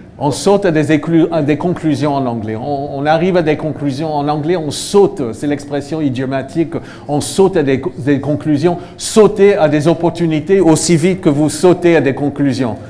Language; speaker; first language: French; non-native, fluent; English